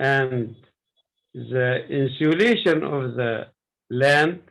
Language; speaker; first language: English; non-native, learner; Arabic